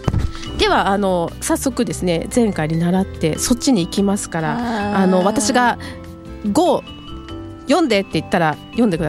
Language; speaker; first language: Japanese; native; Japanese